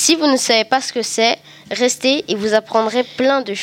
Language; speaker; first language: French; native; French